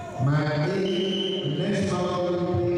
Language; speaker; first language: English; non-native, learner; Russian